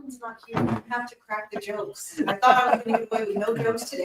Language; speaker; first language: English; native; English